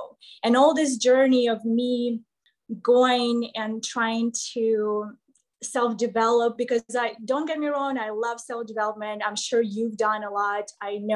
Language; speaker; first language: English; non-native, fluent; Ukrainian